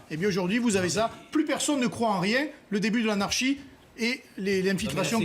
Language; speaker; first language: French; native; French